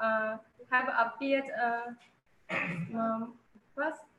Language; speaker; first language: English; non-native, learner; Vietnamese